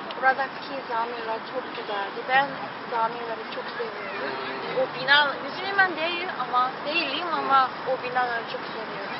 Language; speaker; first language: Turkish; non-native, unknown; Korean